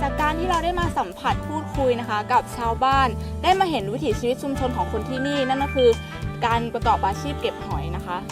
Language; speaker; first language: Thai; native; Thai